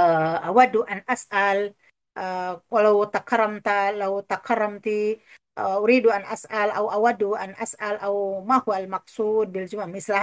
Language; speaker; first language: Arabic; non-native, fluent; Indonesian